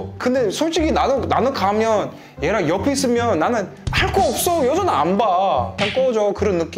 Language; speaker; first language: Korean; non-native, fluent; English